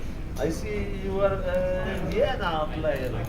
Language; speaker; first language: English; non-native, learner; Polish